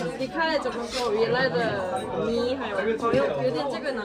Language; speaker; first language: Chinese; non-native, learner; Korean